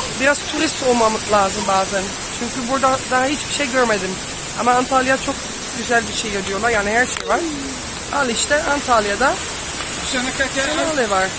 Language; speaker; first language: Turkish; non-native, fluent; Dutch